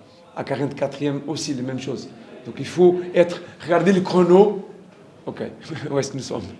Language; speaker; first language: French; non-native, learner; Portuguese